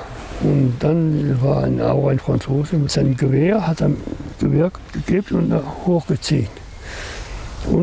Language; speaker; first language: German; non-native, learner; French